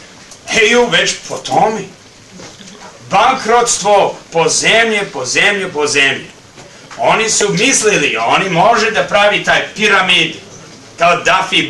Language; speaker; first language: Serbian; early bilingual, heritage; Serbian